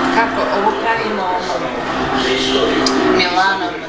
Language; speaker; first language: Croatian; early bilingual, heritage; Croatian